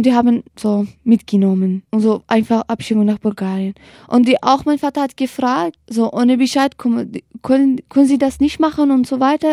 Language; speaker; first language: German; non-native, learner; Kurdish